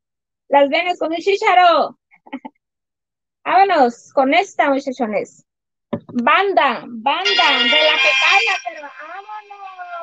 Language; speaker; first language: Spanish; native; Spanish